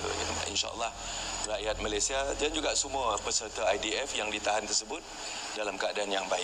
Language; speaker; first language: Malay; native; Malay